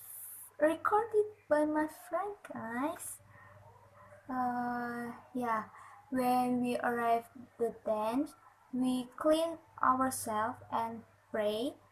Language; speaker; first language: English; non-native, learner; Indonesian